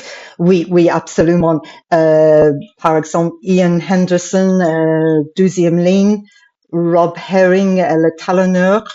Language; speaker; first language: French; non-native, fluent; English